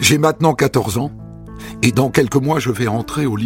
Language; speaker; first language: French; native; French